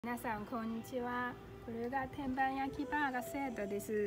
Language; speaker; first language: Japanese; non-native, learner; Mongolian